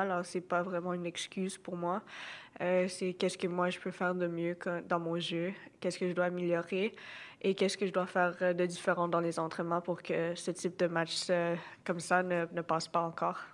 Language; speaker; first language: French; non-native, local second language; English